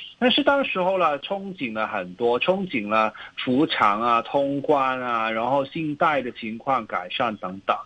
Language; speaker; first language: Chinese; non-native, local second language; Cantonese